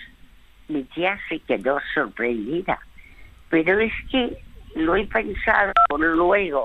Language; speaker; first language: Spanish; early bilingual, other home language; French